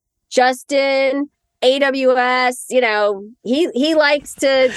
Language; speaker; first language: English; native; English